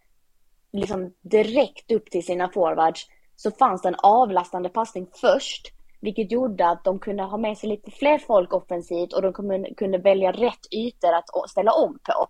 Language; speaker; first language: Swedish; native; Swedish